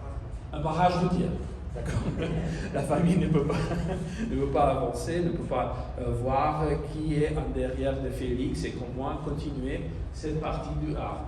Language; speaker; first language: French; non-native, learner; Spanish